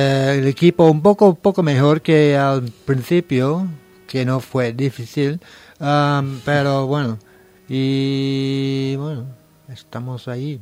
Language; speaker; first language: Spanish; non-native, learner; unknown